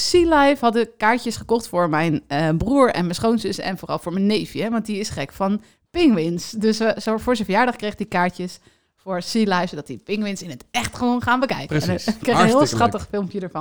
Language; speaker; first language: Dutch; native; Dutch